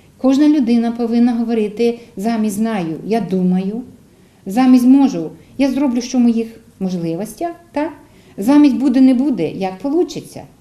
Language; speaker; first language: Ukrainian; native; Ukrainian